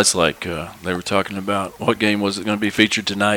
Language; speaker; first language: English; native; English